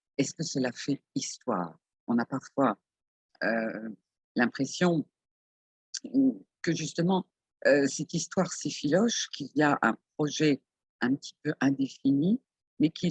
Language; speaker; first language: French; native; French